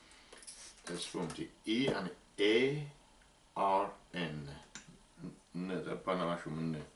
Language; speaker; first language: Russian; non-native, learner; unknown